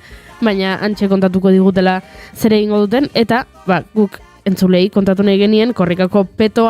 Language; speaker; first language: Basque; native; Basque